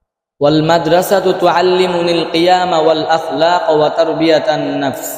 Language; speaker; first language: Arabic; non-native, learner; Bangla